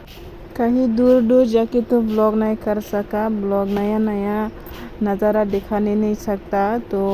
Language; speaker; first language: Hindi; non-native, local second language; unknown